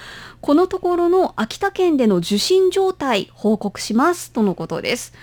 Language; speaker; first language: Japanese; native; Japanese